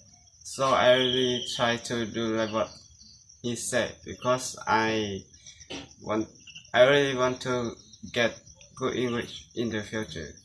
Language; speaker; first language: English; non-native, learner; Lao